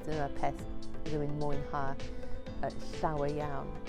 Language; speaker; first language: Welsh; non-native, fluent; English